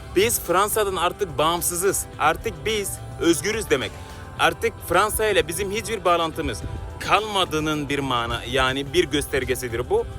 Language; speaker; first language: Turkish; non-native, fluent; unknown